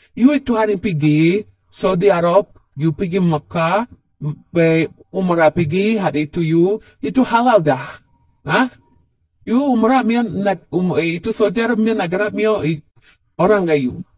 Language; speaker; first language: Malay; non-native, learner; Rohingya